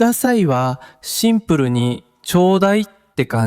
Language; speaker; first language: Japanese; native; Japanese